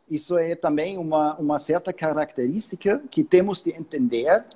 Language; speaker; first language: Portuguese; non-native, fluent; German